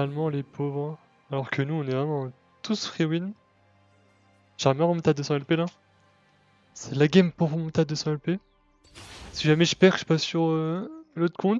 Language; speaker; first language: French; native; French